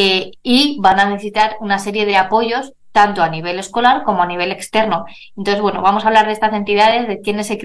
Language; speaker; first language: Spanish; native; Spanish